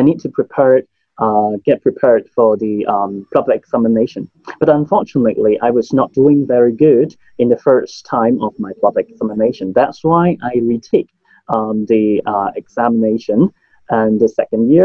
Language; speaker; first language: English; non-native, local second language; Cantonese